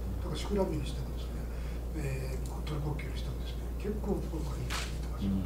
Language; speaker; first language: Japanese; native; Japanese